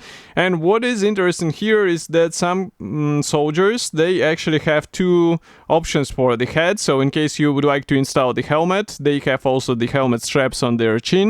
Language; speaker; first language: English; non-native, fluent; Russian